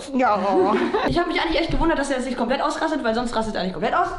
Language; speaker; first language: German; native; German